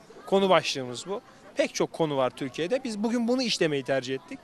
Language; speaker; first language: Turkish; native; Turkish